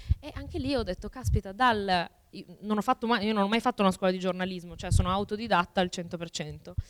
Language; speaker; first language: Italian; early bilingual, other home language; Albanian